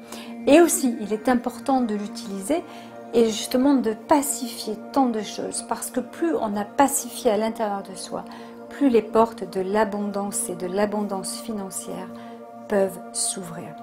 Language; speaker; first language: French; native; French